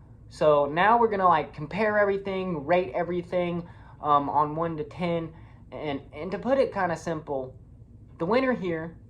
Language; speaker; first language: English; native; English